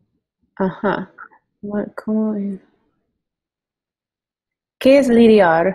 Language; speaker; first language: Spanish; non-native, learner; English